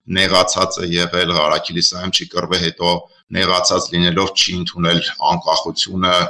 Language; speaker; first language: Armenian; native; Armenian